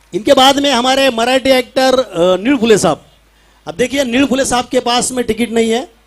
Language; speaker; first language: Hindi; non-native, local second language; Marathi